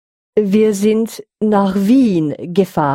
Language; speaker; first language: German; non-native, learner; French